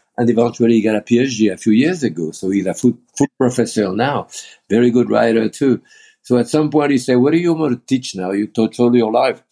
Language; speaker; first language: English; non-native, fluent; French